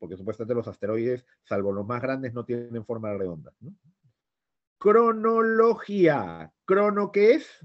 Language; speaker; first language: Spanish; native; Spanish